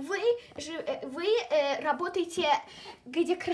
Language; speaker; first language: Russian; early bilingual, heritage; Russian